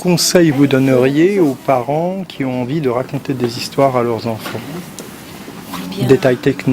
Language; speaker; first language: French; native; French